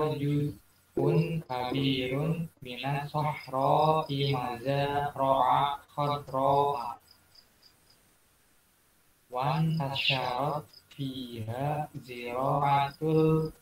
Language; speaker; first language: Arabic; non-native, learner; Indonesian